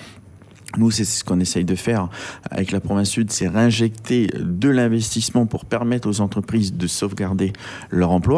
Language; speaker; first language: French; native; French